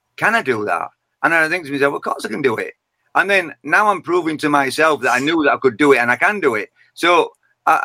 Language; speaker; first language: English; native; English